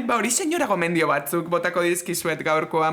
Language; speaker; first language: Basque; native; Basque